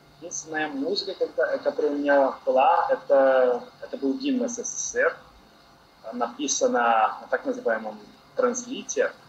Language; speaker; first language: Russian; non-native, learner; Portuguese